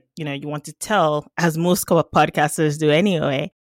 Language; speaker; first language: English; non-native, local second language; Yoruba